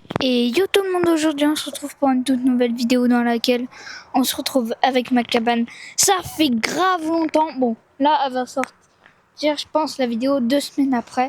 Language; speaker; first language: French; native; French